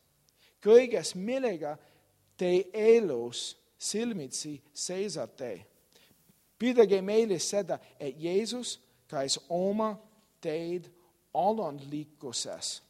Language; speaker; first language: Estonian; non-native, learner; English